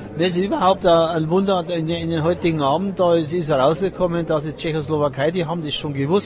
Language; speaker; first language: German; native; German